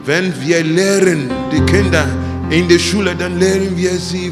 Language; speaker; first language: German; non-native, learner; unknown